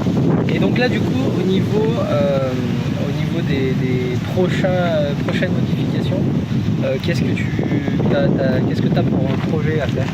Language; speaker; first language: French; native; French